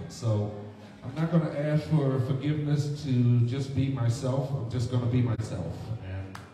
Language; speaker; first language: English; native; English